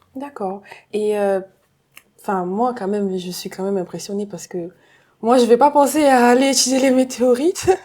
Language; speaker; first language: French; native; French